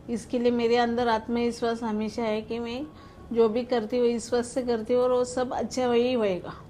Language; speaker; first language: Hindi; non-native, local second language; Marathi